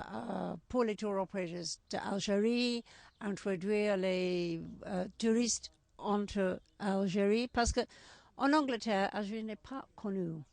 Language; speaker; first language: French; non-native, learner; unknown